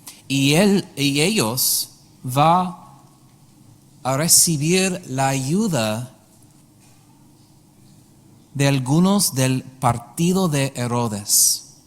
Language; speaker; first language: Spanish; non-native, learner; English